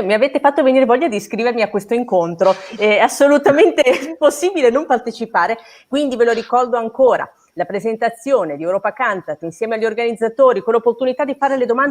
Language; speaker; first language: Italian; native; Italian